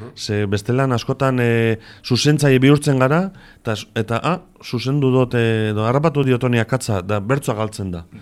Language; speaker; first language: Basque; native; Basque